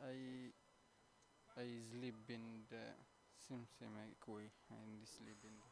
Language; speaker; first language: English; non-native, learner; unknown